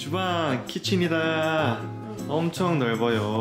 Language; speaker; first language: Korean; native; Korean